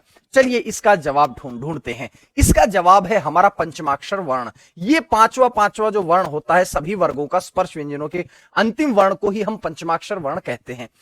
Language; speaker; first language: Hindi; native; Hindi